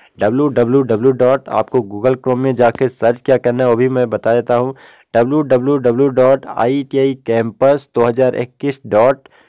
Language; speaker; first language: Hindi; native; Hindi